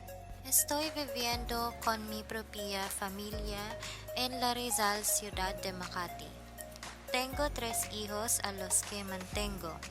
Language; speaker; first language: Spanish; non-native, learner; Filipino